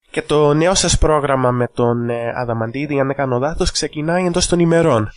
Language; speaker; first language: Greek; early bilingual, heritage; Greek